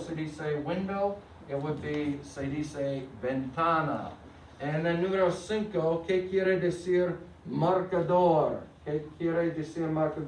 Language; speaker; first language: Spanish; non-native, fluent; English